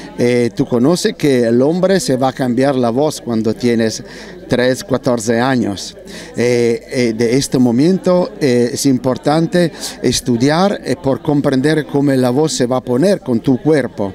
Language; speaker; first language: Spanish; non-native, learner; Italian